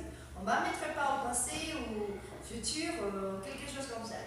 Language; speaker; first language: French; non-native, fluent; Spanish